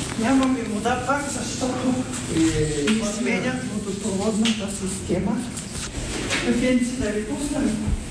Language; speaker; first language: Bulgarian; native; Bulgarian